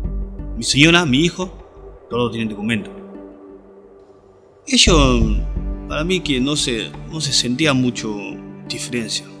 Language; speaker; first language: Spanish; non-native, learner; Chinese